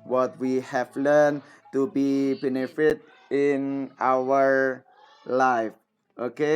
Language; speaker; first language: English; non-native, fluent; Indonesian